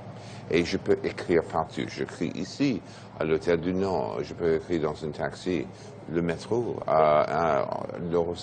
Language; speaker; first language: French; non-native, fluent; English